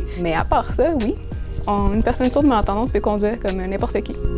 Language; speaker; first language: French; native; French